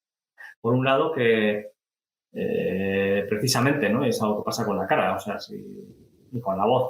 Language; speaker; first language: Spanish; native; Spanish